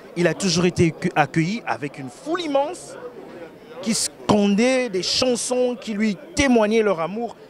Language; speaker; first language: French; non-native, local second language; Lingala